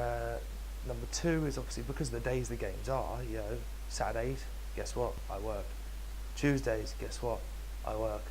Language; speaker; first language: English; native; English